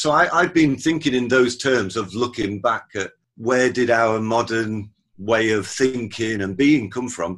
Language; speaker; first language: English; native; English